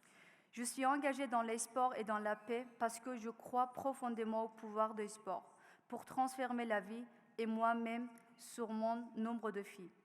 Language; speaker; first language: French; non-native, learner; Persian